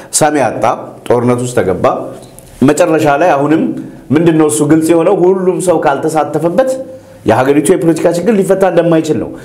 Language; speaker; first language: Amharic; non-native, local second language; Oromo